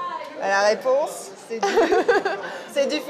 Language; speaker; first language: French; native; French